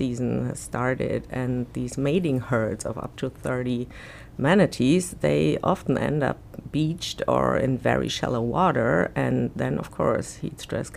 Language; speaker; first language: English; non-native, fluent; German